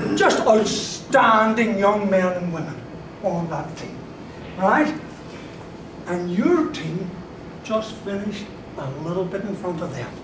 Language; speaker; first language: English; native; English